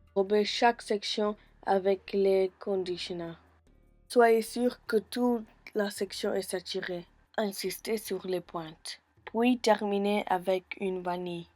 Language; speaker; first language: French; non-native, fluent; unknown